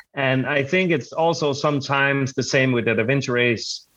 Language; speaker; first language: English; non-native, fluent; Danish